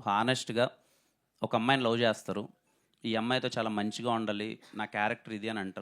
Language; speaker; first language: Telugu; native; Telugu